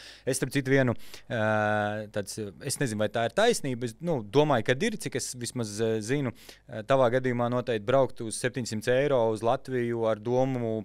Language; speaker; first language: Latvian; native; Latvian